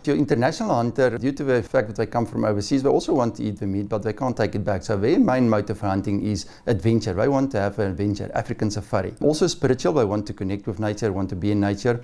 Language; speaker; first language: English; non-native, local second language; Afrikaans